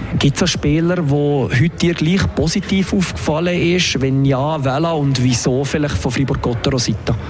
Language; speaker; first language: German; native; German